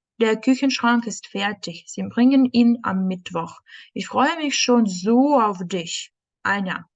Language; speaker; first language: German; non-native, fluent; Ukrainian